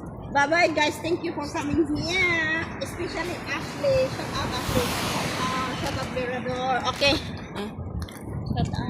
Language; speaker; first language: English; non-native, learner; Filipino